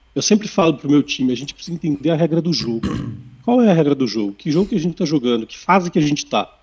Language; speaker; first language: Portuguese; native; Portuguese